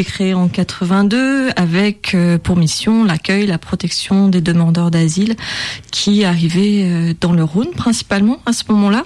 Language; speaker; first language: French; native; French